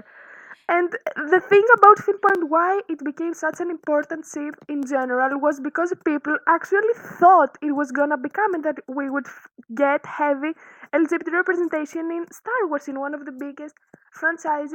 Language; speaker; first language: English; non-native, fluent; Greek